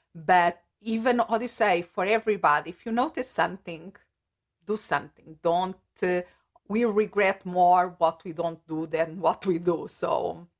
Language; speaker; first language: English; non-native, fluent; Portuguese